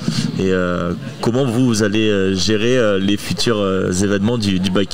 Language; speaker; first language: French; native; French